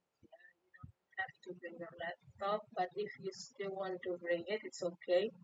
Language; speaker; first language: English; non-native, fluent; Indonesian